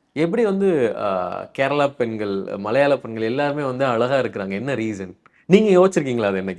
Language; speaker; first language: Tamil; native; Tamil